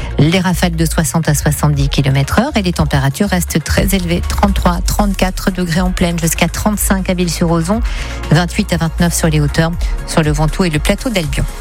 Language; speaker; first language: French; native; French